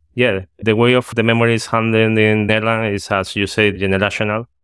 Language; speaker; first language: English; non-native, fluent; Spanish